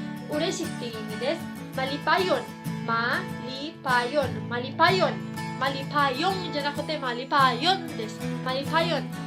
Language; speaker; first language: Japanese; non-native, fluent; Filipino